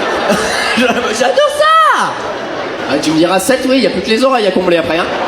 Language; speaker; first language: French; native; French